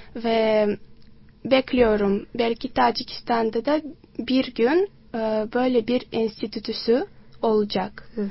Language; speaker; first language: Turkish; non-native, learner; Tajik